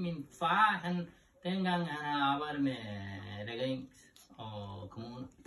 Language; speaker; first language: Danish; non-native, learner; Nepali